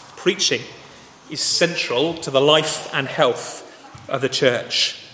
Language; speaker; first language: English; native; English